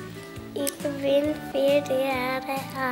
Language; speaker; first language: German; non-native, learner; Slovenian